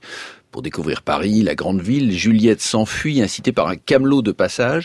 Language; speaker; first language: French; native; French